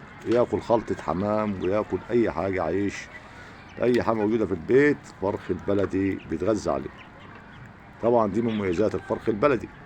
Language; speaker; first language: Arabic; native; Arabic